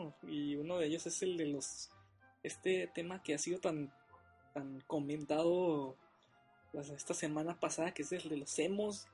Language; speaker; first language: Spanish; native; Spanish